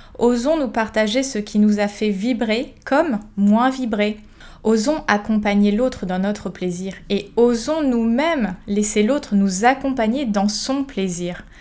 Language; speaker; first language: French; native; French